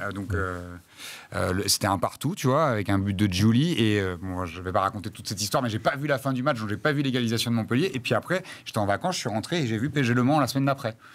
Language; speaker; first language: French; native; French